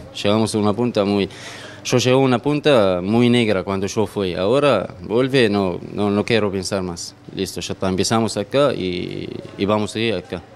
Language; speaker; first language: Spanish; non-native, learner; Arabic